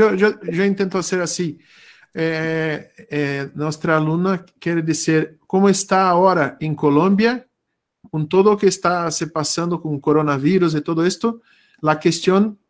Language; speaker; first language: Spanish; non-native, learner; Portuguese